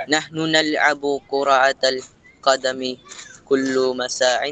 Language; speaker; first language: Arabic; non-native, learner; Filipino